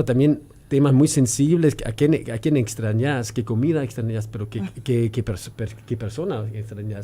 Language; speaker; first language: Spanish; non-native, fluent; German